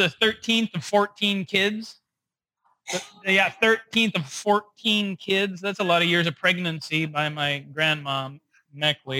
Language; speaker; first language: English; native; English